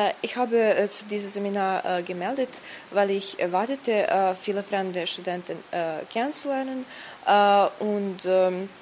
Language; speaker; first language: German; non-native, learner; Serbian